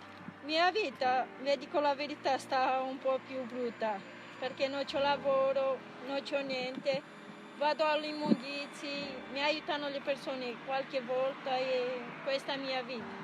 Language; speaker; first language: Italian; non-native, learner; Romanian